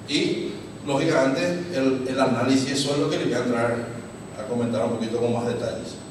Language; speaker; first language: Spanish; native; Spanish